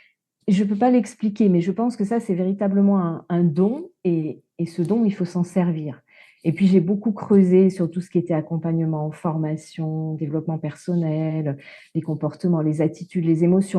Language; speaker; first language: French; native; French